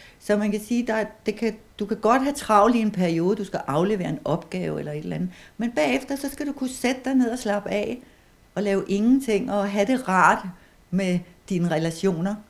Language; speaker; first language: Danish; native; Danish